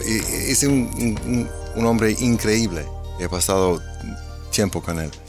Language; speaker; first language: Spanish; non-native, fluent; English